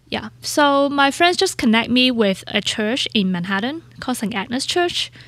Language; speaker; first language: English; non-native, local second language; Cantonese